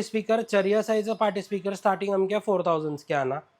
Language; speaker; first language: Malayalam; non-native, fluent; Hindi